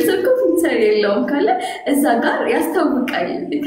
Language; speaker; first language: Amharic; native; Amharic